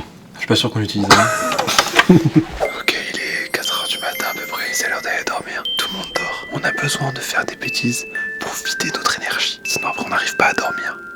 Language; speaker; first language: French; native; French